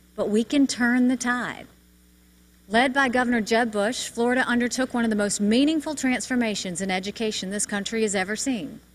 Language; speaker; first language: English; native; English